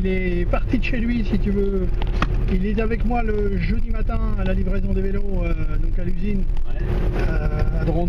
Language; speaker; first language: French; native; French